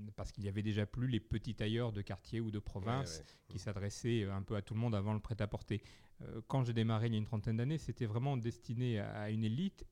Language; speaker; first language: French; native; French